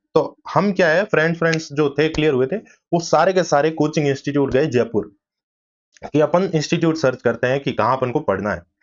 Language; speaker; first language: Hindi; native; Hindi